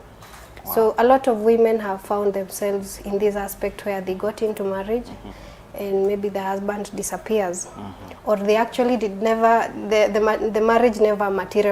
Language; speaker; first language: English; non-native, local second language; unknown